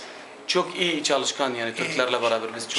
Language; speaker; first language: Turkish; non-native, learner; Arabic